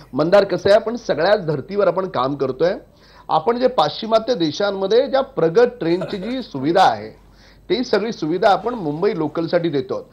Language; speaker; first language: Marathi; native; Marathi